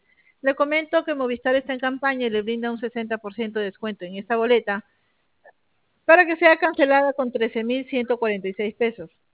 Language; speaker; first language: Spanish; native; Spanish